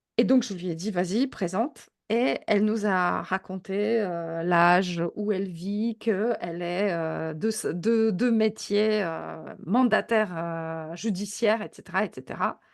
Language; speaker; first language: French; non-native, fluent; Polish